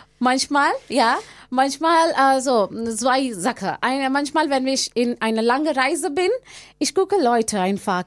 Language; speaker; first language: German; non-native, learner; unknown